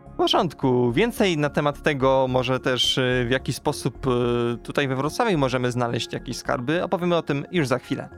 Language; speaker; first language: Polish; native; Polish